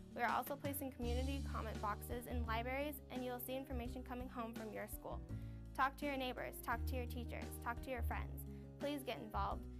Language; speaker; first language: English; native; English